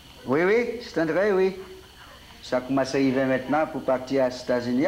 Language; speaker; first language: French; non-native, local second language; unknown